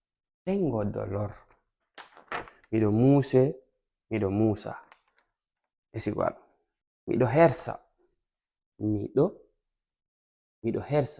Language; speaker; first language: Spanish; non-native, fluent; Fula